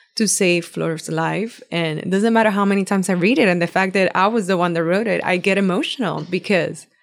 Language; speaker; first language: English; non-native, fluent; Spanish